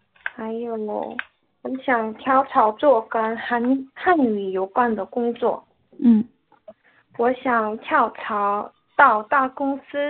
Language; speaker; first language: Chinese; non-native, learner; Korean